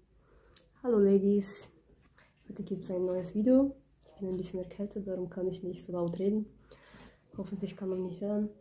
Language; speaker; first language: German; early bilingual, other home language; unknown